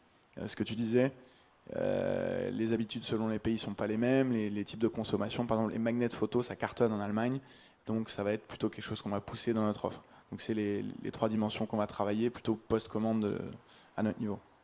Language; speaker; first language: French; native; French